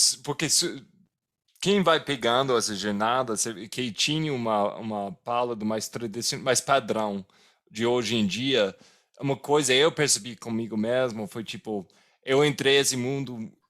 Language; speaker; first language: Portuguese; non-native, fluent; English